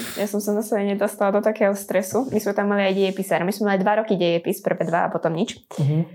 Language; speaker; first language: Slovak; non-native, local second language; Hungarian